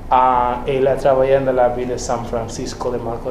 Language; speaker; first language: French; non-native, learner; Spanish